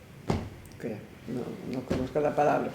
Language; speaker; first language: Spanish; non-native, fluent; English